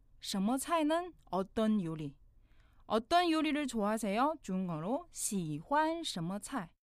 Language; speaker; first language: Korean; non-native, fluent; Chinese